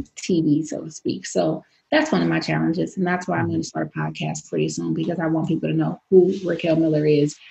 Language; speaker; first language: English; native; English